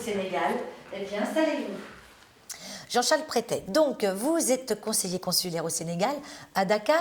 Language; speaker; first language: French; native; French